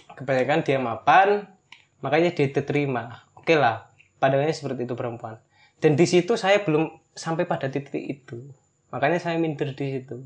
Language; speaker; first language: Indonesian; non-native, local second language; Javanese